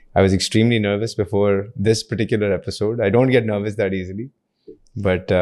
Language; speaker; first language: English; non-native, local second language; Urdu